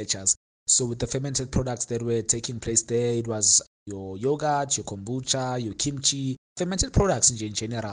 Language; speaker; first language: English; non-native, local second language; Xhosa